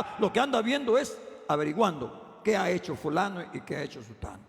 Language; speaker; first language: Spanish; native; Spanish